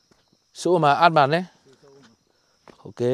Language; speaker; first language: Portuguese; non-native, learner; Vietnamese